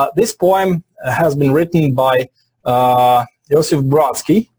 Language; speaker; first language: English; non-native, fluent; Russian